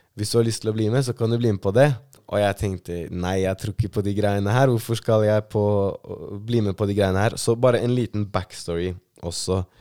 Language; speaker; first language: Norwegian; native; Norwegian